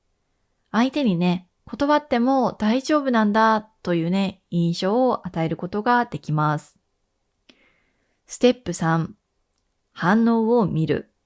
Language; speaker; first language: Japanese; native; Japanese